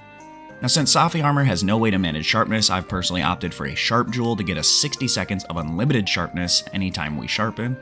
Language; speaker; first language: English; native; English